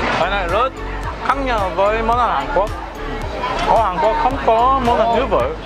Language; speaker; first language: Vietnamese; non-native, learner; Korean